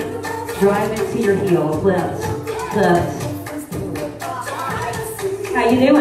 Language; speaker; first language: English; native; English